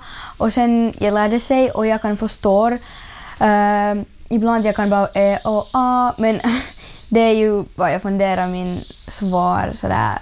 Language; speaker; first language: Swedish; non-native, learner; Russian